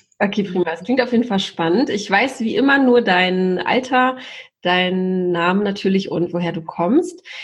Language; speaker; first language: German; native; German